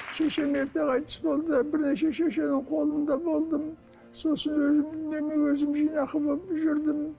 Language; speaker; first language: Kazakh; native; Kazakh